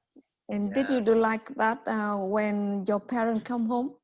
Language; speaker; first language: English; non-native, learner; Vietnamese